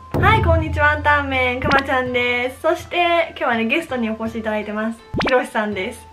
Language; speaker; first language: Japanese; early bilingual, other home language; Chinese